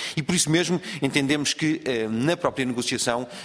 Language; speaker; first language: Portuguese; native; Portuguese